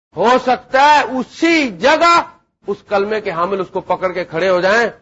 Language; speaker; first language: Urdu; non-native, local second language; Punjabi